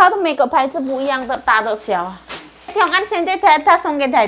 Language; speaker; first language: Chinese; non-native, learner; Javanese